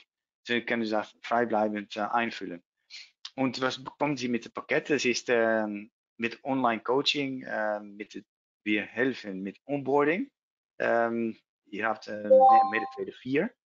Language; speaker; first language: German; non-native, learner; Dutch